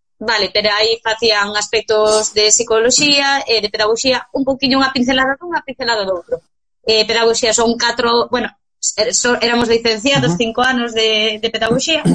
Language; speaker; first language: Galician; native; Galician